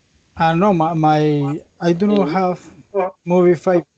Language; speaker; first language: English; non-native, learner; Spanish